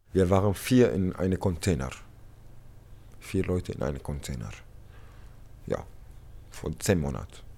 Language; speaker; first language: German; non-native, learner; Arabic